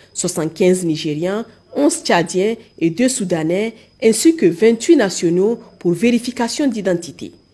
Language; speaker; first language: French; non-native, local second language; Hausa